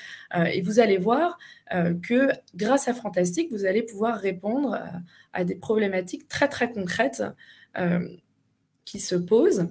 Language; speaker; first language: French; native; French